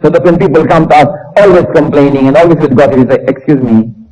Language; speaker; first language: English; non-native, local second language; Filipino